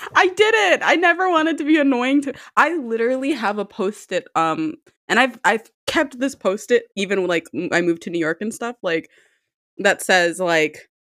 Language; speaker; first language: English; early bilingual, other home language; Amharic